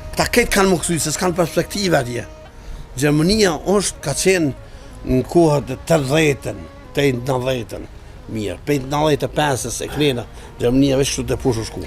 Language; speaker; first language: Albanian; native; Albanian